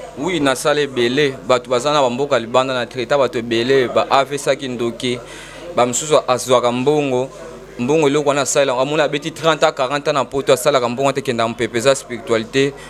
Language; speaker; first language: Lingala; non-native, local second language; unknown